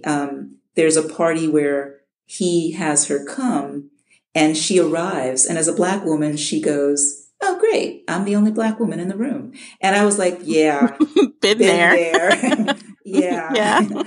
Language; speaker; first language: English; native; English